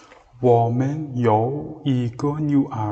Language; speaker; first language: Chinese; non-native, learner; Mongolian